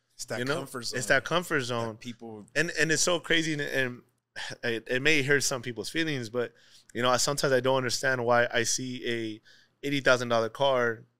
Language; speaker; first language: English; native; English